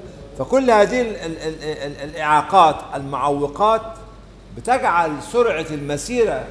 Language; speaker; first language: Arabic; native; Arabic